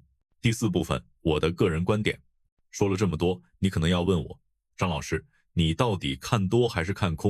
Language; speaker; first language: Chinese; native; Chinese